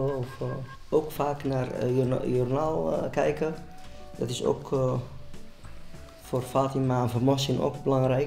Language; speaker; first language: Dutch; non-native, fluent; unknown